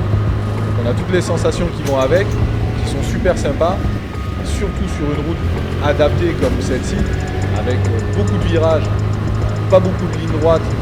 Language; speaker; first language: French; native; French